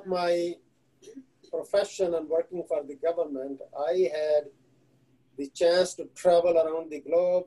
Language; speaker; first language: English; non-native, local second language; Hindi